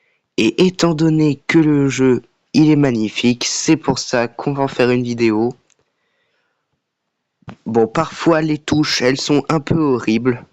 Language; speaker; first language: French; native; French